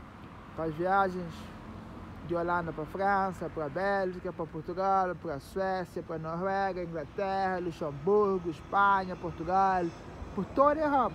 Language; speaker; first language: Portuguese; non-native, local second language; Kabuverdianu